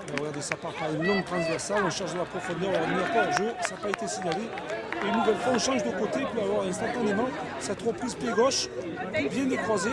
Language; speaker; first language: French; native; French